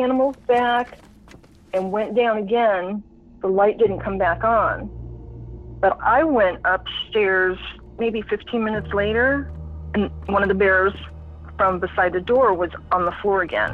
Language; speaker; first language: English; native; English